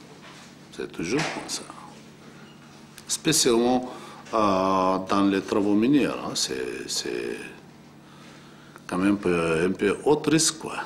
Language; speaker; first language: French; non-native, fluent; Bulgarian